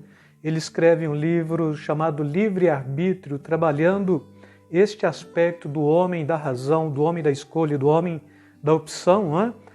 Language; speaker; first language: Portuguese; native; Portuguese